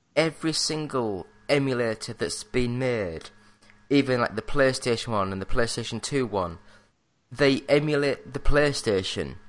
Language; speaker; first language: English; native; English